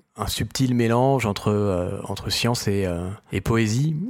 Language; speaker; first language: French; native; French